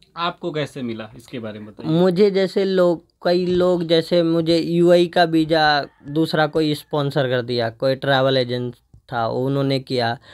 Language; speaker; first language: Hindi; native; Hindi